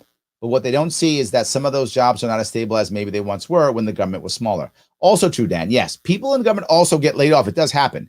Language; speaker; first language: English; native; English